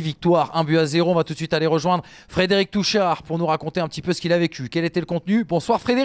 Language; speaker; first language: French; native; French